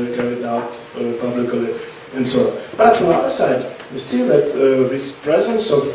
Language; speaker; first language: English; non-native, fluent; Russian